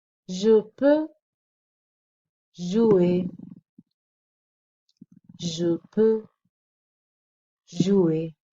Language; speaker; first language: French; non-native, fluent; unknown